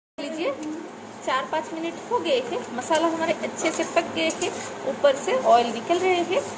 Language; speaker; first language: Hindi; non-native, local second language; Bangla